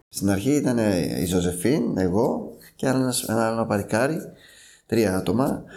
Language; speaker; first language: Greek; native; Greek